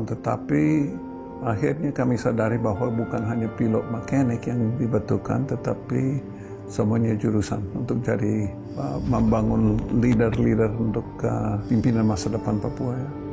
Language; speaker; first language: Indonesian; non-native, fluent; English